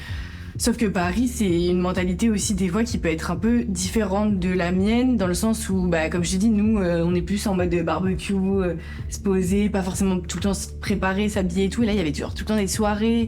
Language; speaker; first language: French; native; French